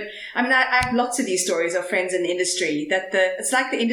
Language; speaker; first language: English; native; English